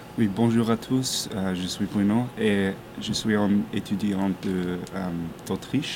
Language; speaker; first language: French; non-native, learner; German